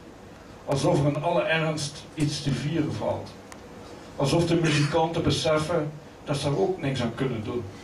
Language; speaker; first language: Dutch; native; Dutch